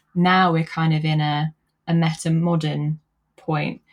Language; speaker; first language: English; native; English